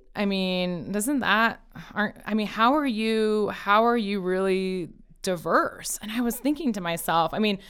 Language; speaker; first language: English; early bilingual, other home language; Persian